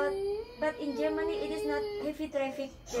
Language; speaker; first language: English; non-native, learner; Indonesian